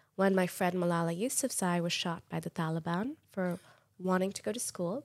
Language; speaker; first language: English; non-native, local second language; Urdu